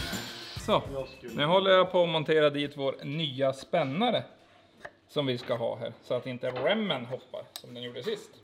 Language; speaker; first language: Swedish; native; Swedish